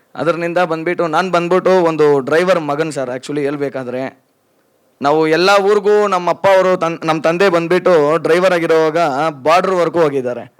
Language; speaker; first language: Kannada; non-native, local second language; Lambadi